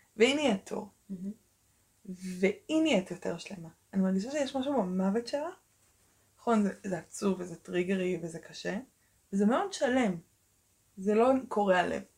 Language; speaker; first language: Hebrew; early bilingual, other home language; Russian